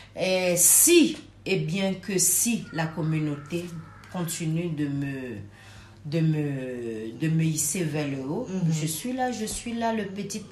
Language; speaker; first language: French; non-native, local second language; Wolof